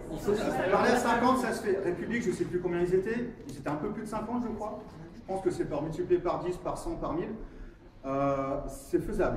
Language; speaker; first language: French; native; French